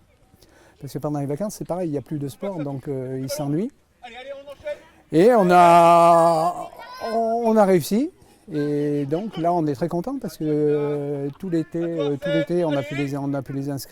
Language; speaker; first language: French; native; French